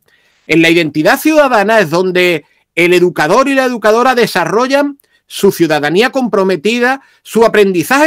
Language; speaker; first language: Spanish; native; Spanish